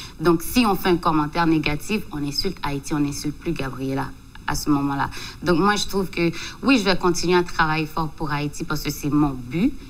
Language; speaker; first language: French; non-native, local second language; Haitian Creole